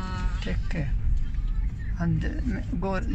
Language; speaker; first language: English; non-native, learner; Arabic